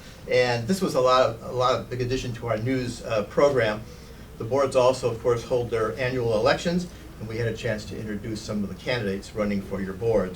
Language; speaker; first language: English; native; English